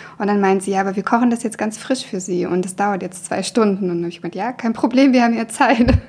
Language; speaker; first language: German; early bilingual, other home language; Russian